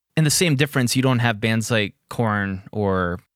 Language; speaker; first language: English; native; English